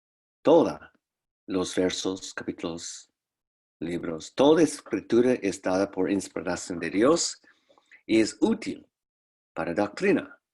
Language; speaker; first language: Spanish; non-native, fluent; English